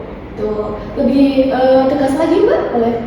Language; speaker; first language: Indonesian; native; Indonesian